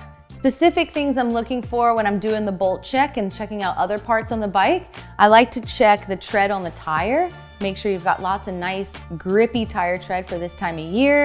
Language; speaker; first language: English; native; English